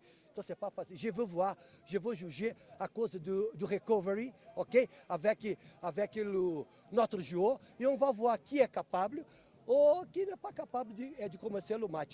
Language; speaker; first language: French; non-native, fluent; Portuguese